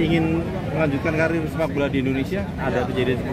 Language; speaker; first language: Indonesian; native; Indonesian